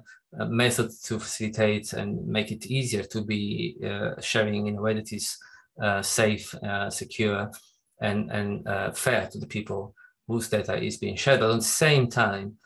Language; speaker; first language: English; non-native, fluent; Italian